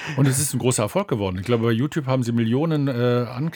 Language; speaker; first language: German; native; German